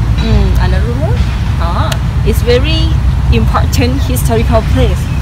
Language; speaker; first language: English; non-native, learner; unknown